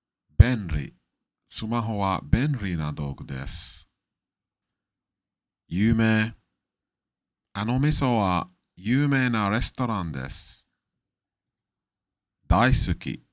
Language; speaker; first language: Japanese; non-native, learner; English